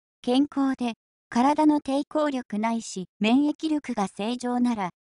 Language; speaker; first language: Japanese; native; Japanese